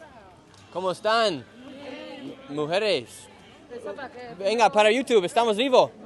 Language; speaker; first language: Spanish; non-native, learner; English